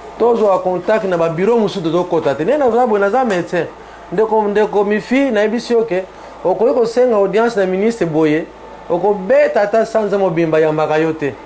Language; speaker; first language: Lingala; native; Lingala